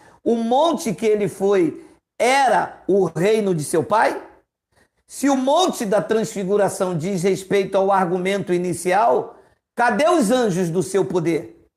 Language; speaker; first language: Portuguese; native; Portuguese